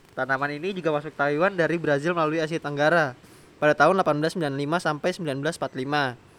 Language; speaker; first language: Indonesian; native; Indonesian